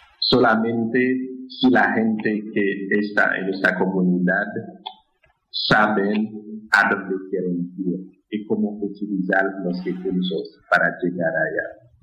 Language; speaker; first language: Spanish; non-native, fluent; Haitian Creole